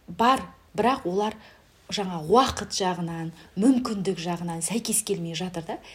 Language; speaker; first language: Kazakh; native; Kazakh